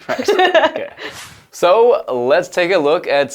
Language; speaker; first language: English; native; English